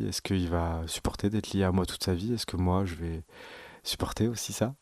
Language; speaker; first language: French; native; French